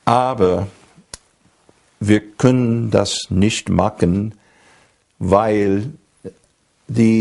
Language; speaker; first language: German; non-native, fluent; English